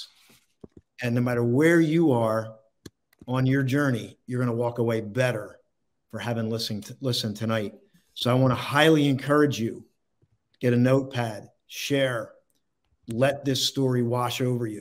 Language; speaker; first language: English; native; English